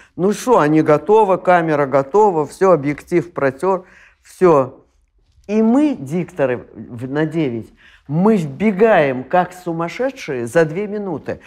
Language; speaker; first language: Russian; native; Russian